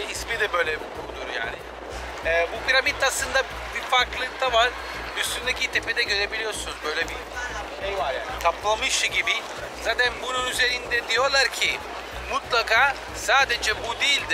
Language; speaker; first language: Turkish; non-native, fluent; Italian